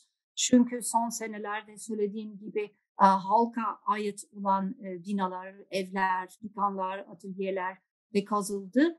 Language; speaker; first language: Turkish; non-native, fluent; Dutch